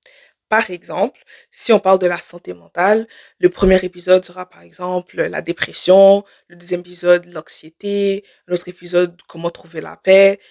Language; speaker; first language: French; native; French